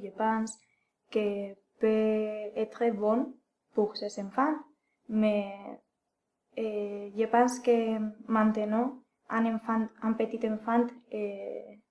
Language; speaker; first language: French; non-native, learner; Spanish